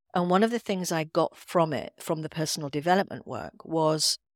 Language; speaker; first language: English; native; English